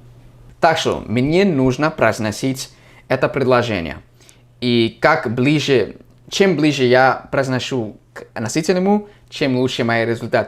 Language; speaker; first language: Russian; non-native, fluent; English